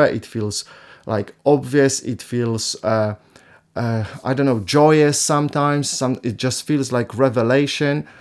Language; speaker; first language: English; non-native, fluent; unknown